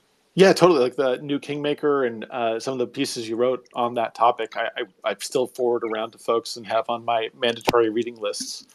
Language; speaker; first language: English; native; English